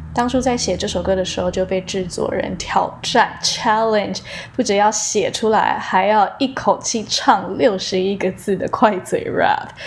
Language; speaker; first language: Chinese; early bilingual, heritage; Chinese